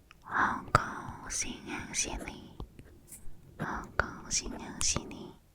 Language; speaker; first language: Chinese; non-native, learner; Korean